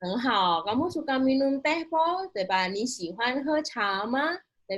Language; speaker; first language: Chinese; non-native, fluent; Indonesian